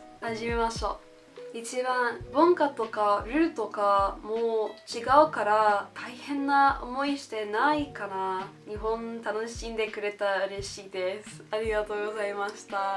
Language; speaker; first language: Japanese; non-native, learner; English